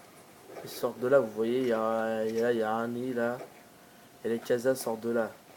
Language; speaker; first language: French; native; French